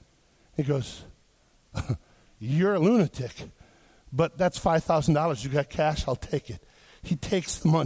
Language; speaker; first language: English; native; English